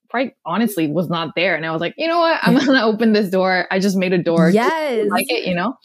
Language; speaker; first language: English; non-native, fluent; Korean